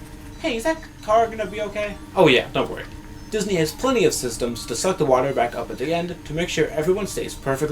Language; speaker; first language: English; native; English